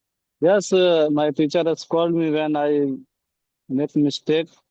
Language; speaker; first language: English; non-native, learner; Hindi